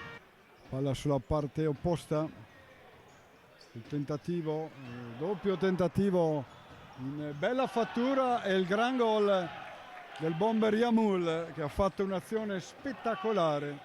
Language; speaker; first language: Italian; native; Italian